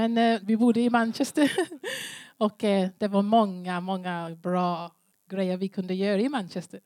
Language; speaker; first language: Swedish; non-native, learner; English